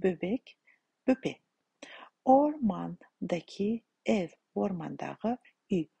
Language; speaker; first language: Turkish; non-native, fluent; Kazakh